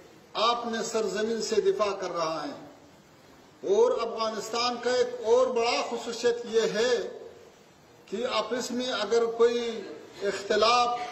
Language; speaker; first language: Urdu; non-native, fluent; Pashto